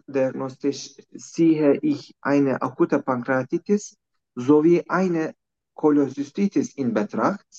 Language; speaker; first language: German; non-native, fluent; Turkish